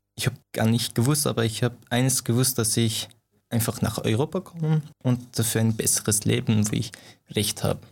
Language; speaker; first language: German; non-native, fluent; Persian